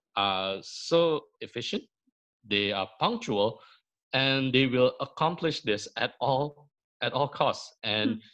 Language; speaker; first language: English; early bilingual, other home language; Indonesian